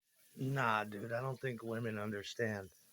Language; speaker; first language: English; native; English